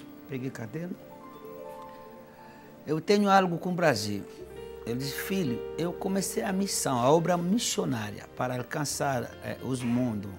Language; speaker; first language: Portuguese; non-native, fluent; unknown